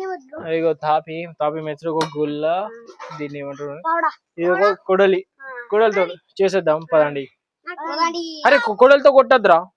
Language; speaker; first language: Telugu; native; Telugu